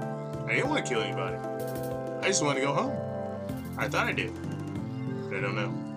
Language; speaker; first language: English; native; English